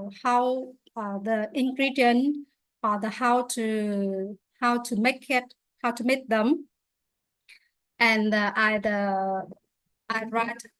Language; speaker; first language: English; non-native, learner; Vietnamese